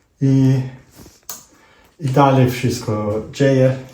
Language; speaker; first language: Polish; non-native, learner; Portuguese